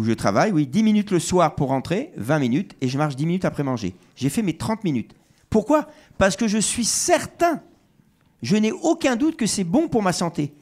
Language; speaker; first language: French; native; French